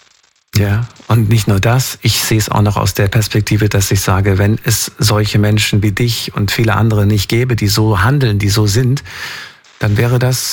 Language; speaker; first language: German; native; German